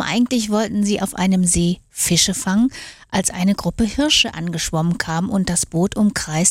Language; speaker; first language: German; native; German